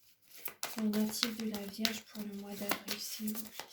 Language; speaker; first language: French; native; French